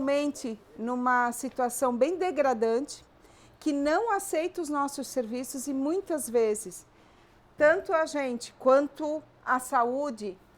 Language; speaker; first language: Portuguese; native; Portuguese